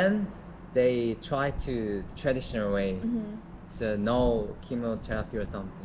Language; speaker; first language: English; non-native, learner; Korean